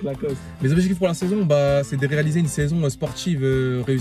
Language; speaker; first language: French; native; French